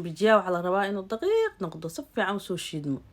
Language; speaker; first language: Somali; native; Somali